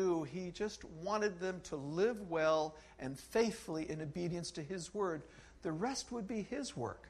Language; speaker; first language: English; native; English